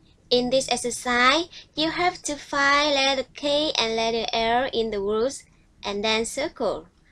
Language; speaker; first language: English; non-native, fluent; Vietnamese